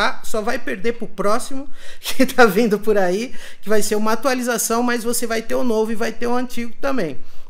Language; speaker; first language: Portuguese; native; Portuguese